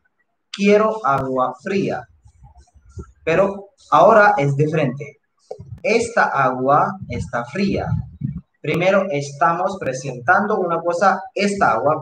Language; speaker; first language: Spanish; non-native, fluent; Hindi